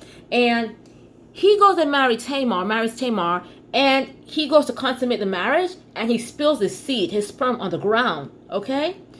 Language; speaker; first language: English; native; English